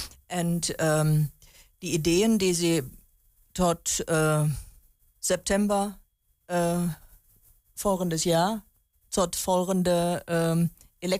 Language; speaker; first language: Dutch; non-native, learner; German